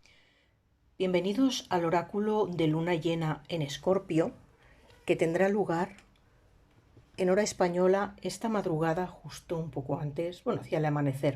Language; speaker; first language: Spanish; native; Spanish